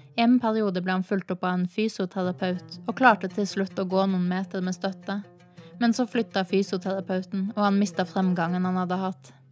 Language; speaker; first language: Norwegian; native; Norwegian